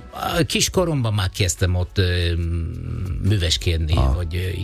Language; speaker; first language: Hungarian; non-native, learner; Italian